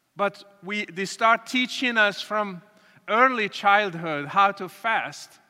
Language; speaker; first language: English; non-native, fluent; Arabic